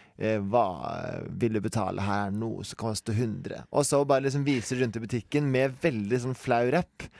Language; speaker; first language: Norwegian; native; Norwegian